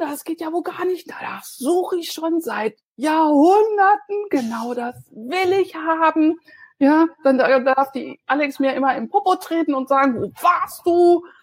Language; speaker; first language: German; native; German